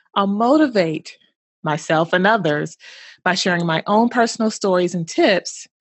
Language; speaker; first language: English; native; English